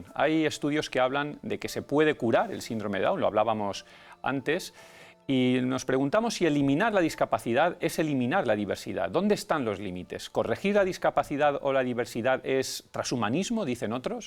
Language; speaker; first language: Spanish; native; Spanish